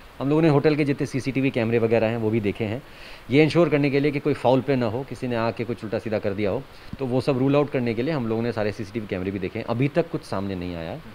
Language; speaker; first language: Hindi; native; Hindi